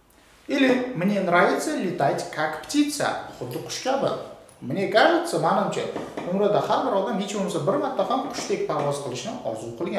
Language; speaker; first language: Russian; non-native, local second language; Uzbek